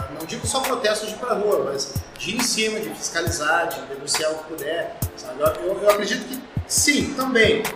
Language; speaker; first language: Portuguese; native; Portuguese